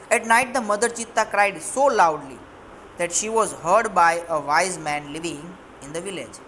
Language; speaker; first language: English; non-native, local second language; Gujarati